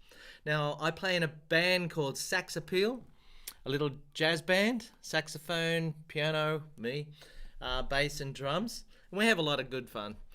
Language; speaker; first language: English; native; English